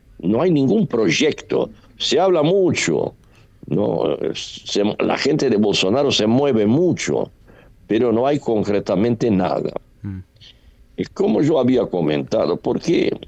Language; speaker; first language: Spanish; non-native, fluent; Portuguese